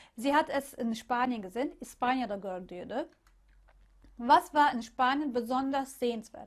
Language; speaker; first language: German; non-native, fluent; Turkish